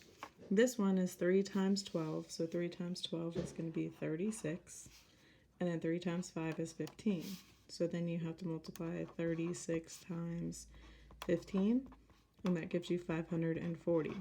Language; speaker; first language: English; native; English